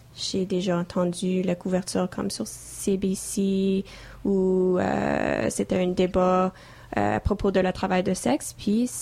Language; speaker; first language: French; non-native, fluent; English